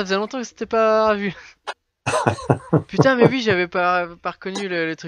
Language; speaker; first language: French; native; French